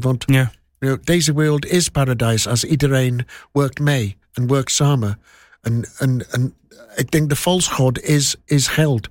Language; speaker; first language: Dutch; non-native, learner; English